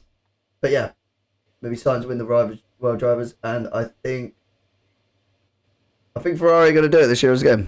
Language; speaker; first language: English; native; English